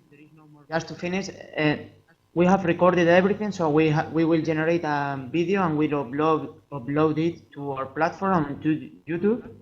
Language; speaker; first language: English; non-native, fluent; Spanish